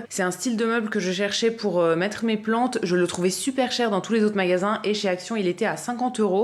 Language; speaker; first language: French; native; French